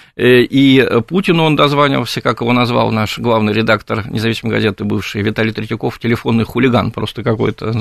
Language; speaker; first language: Russian; native; Russian